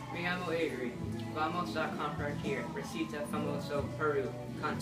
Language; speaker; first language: Spanish; non-native, learner; English